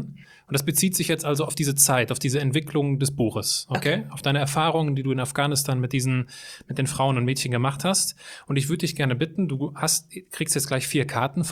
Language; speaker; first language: German; native; German